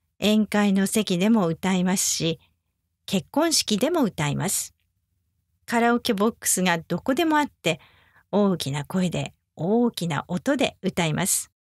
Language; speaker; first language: Japanese; native; Japanese